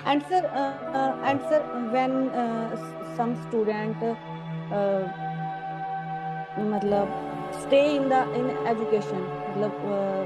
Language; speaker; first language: English; non-native, learner; Punjabi